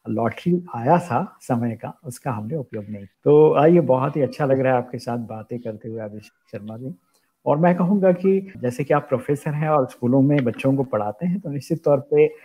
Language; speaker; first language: Hindi; native; Hindi